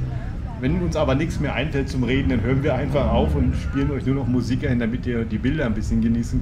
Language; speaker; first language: German; native; German